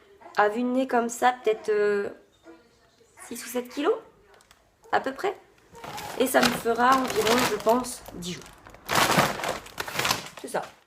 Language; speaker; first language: French; native; French